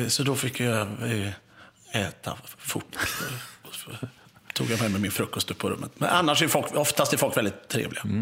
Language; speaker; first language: Swedish; native; Swedish